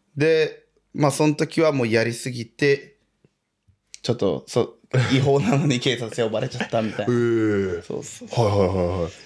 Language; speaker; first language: Japanese; early bilingual, other home language; Portuguese